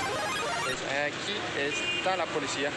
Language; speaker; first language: Spanish; non-native, fluent; French